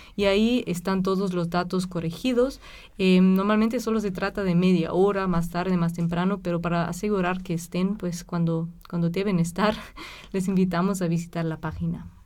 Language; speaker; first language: Spanish; non-native, fluent; German